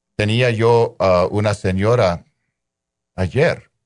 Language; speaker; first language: Spanish; non-native, local second language; English